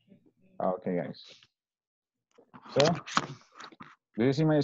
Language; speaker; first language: English; non-native, fluent; Spanish